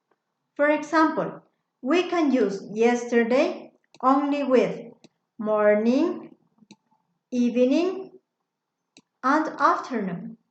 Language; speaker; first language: English; non-native, fluent; Spanish